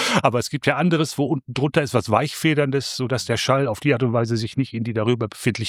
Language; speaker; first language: German; native; German